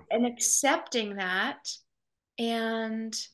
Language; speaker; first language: English; native; English